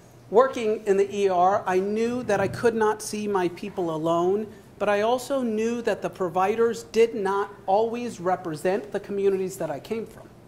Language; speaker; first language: English; early bilingual, other home language; Spanish